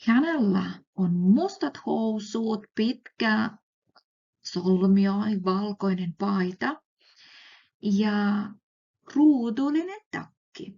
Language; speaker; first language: Finnish; non-native, fluent; Russian